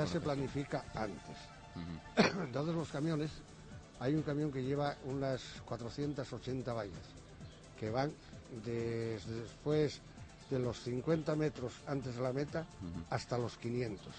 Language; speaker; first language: Spanish; native; Spanish